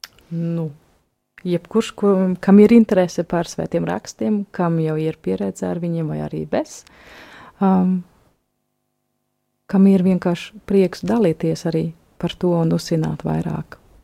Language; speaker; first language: Latvian; non-native, fluent; German